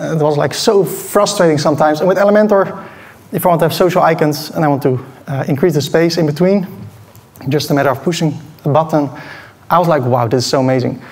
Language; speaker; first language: English; non-native, fluent; Dutch